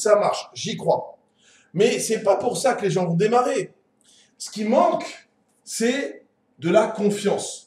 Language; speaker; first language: French; native; French